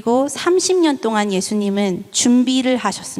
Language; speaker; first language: Korean; native; Korean